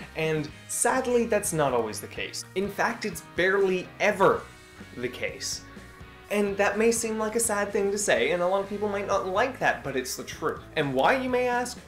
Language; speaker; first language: English; native; English